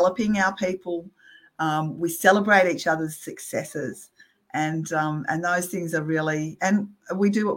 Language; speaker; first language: English; native; English